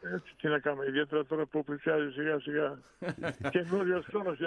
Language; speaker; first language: Greek; non-native, fluent; Bosnian